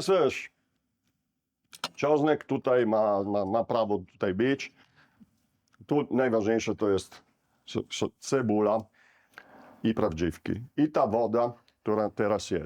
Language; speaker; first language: Polish; non-native, learner; Italian